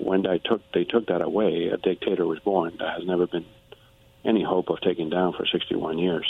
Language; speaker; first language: English; early bilingual, other home language; Spanish